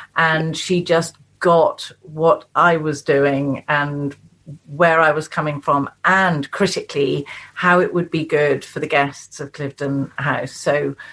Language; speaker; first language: English; native; English